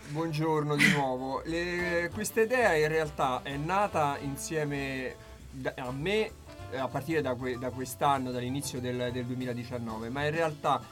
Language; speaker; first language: Italian; native; Italian